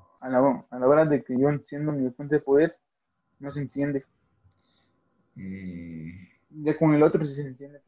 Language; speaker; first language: Spanish; native; Spanish